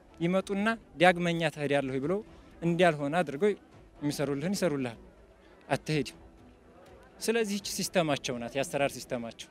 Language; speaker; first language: Amharic; native; Amharic